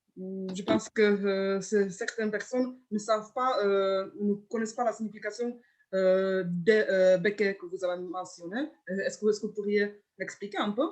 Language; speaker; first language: French; non-native, fluent; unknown